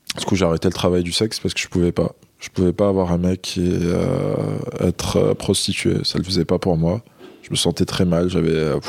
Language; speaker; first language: French; non-native, local second language; Arabic